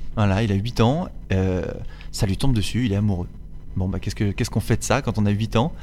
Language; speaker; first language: French; native; French